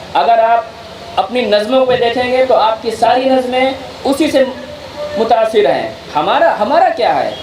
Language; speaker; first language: Urdu; native; Urdu